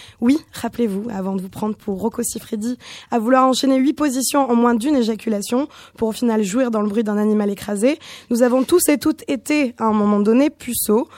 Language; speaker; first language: French; native; French